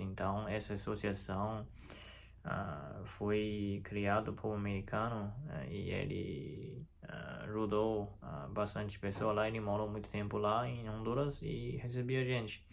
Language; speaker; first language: Portuguese; non-native, fluent; Chinese